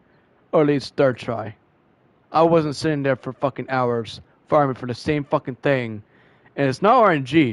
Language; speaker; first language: English; native; English